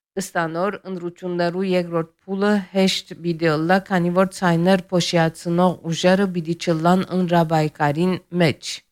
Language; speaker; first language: Armenian; early bilingual, heritage; Armenian